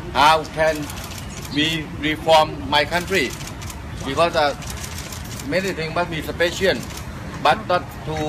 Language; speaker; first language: English; non-native, learner; Thai